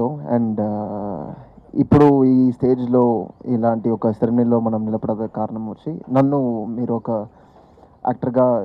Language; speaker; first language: Telugu; non-native, learner; Tamil